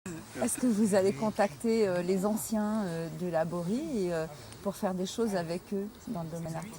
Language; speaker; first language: French; native; French